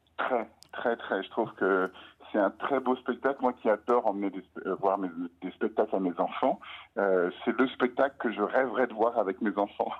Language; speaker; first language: French; native; French